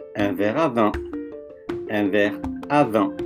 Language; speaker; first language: French; non-native, learner; Turkish